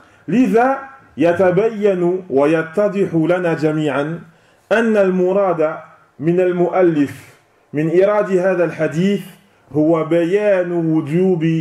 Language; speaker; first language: Arabic; non-native, fluent; French